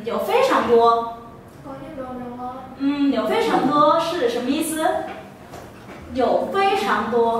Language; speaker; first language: Chinese; non-native, fluent; Vietnamese